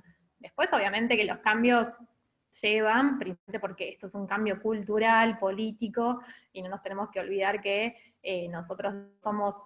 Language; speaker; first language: Spanish; native; Spanish